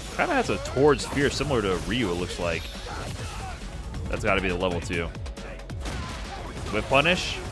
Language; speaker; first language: English; native; English